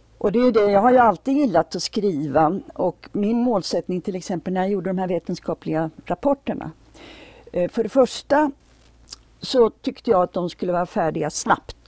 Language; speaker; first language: Swedish; native; Swedish